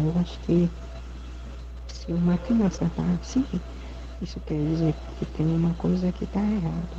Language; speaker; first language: Portuguese; non-native, learner; Haitian Creole